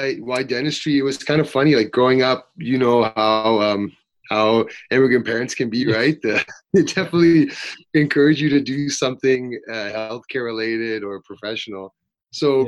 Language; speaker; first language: English; native; English